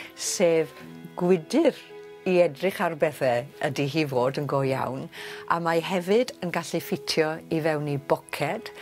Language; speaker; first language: Welsh; native; Welsh